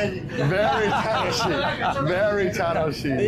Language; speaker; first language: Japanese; non-native, learner; English